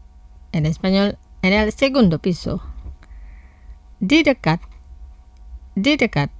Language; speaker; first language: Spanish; non-native, fluent; Indonesian